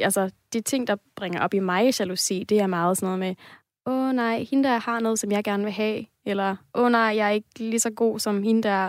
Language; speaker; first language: Danish; native; Danish